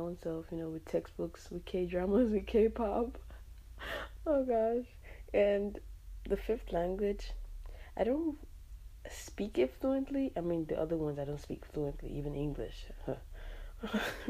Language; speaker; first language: English; native; English